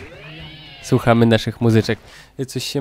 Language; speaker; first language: Polish; native; Polish